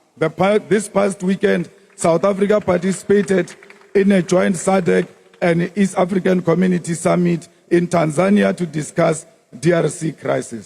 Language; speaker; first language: English; non-native, local second language; Northern Sotho